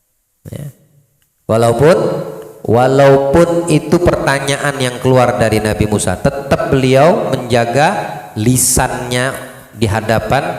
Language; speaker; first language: Indonesian; native; Indonesian